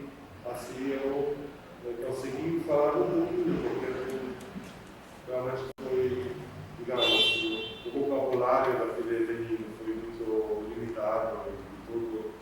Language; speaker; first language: Portuguese; non-native, fluent; Polish